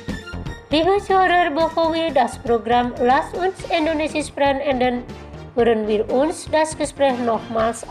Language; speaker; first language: German; non-native, fluent; Indonesian